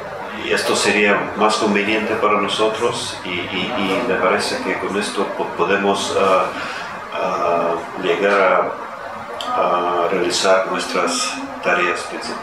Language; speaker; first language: Spanish; non-native, fluent; Russian